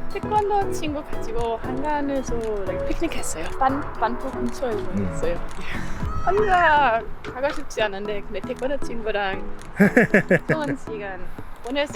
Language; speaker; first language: Korean; non-native, learner; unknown